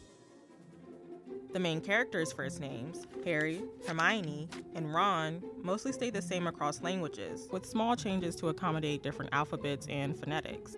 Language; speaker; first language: English; native; English